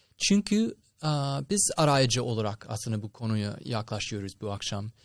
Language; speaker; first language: Turkish; non-native, fluent; English